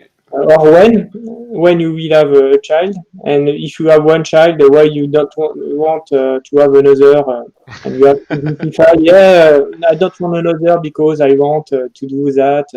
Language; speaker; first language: English; non-native, learner; French